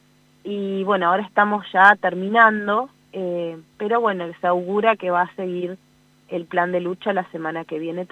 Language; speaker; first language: Spanish; native; Spanish